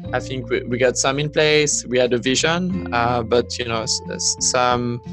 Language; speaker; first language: English; non-native, fluent; French